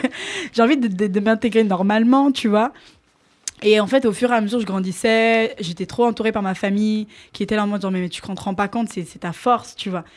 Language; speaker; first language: French; non-native, local second language; Lingala